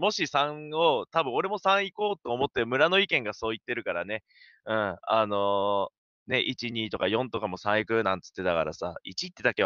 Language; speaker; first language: Japanese; native; Japanese